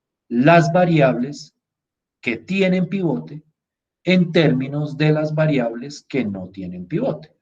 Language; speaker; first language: Spanish; native; Spanish